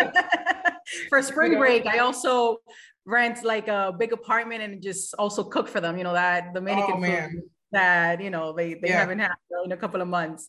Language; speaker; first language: English; non-native, fluent; Spanish